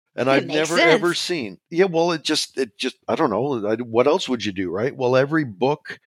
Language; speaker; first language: English; native; English